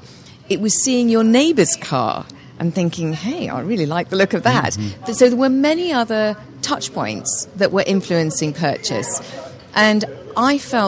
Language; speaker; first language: English; native; English